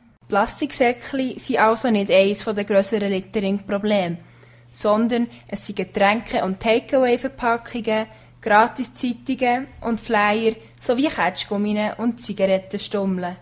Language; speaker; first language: German; native; German